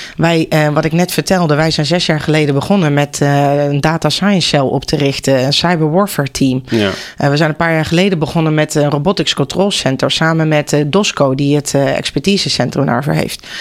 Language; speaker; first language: Dutch; native; Dutch